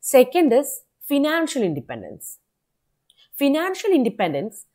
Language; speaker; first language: English; non-native, local second language; Malayalam